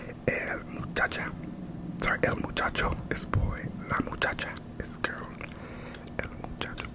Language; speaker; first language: Spanish; non-native, learner; English